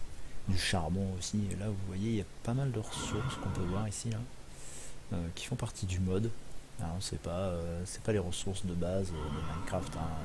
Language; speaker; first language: French; native; French